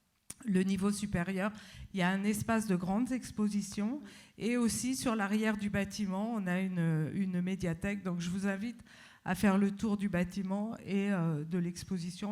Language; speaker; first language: French; native; French